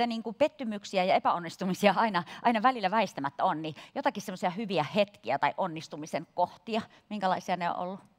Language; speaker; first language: Finnish; native; Finnish